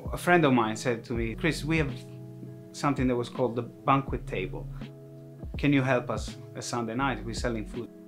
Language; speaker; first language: English; non-native, fluent; Italian